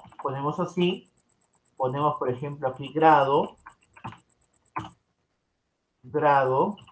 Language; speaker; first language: Spanish; native; Spanish